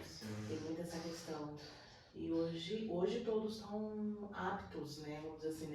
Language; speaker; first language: Portuguese; native; Portuguese